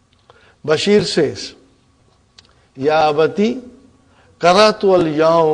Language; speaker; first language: Arabic; non-native, fluent; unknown